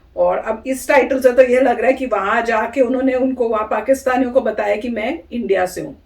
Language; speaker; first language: Hindi; native; Hindi